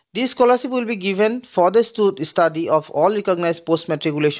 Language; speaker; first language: English; non-native, local second language; Assamese